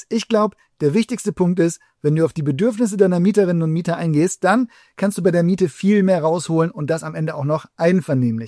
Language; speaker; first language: German; native; German